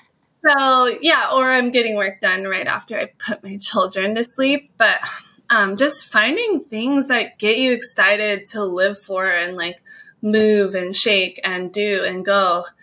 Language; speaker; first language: English; native; English